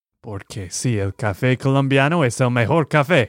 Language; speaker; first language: Spanish; non-native, fluent; English